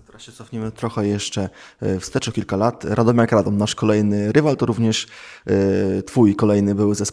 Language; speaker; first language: Polish; native; Polish